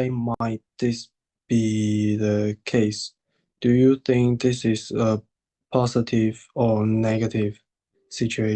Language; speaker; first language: English; non-native, learner; Chinese